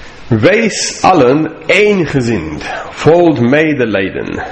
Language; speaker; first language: Dutch; non-native, fluent; English